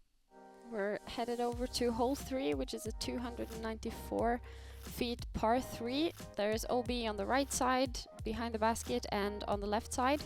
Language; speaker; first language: English; non-native, fluent; Norwegian